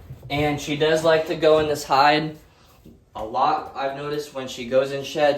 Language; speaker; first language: English; native; English